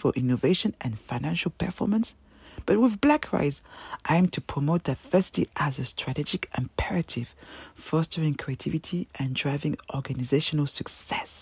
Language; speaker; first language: English; non-native, fluent; French